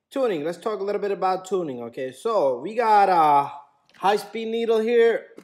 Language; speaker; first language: English; native; English